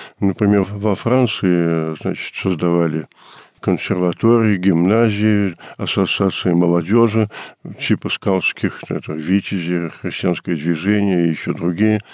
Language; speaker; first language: Russian; early bilingual, heritage; Russian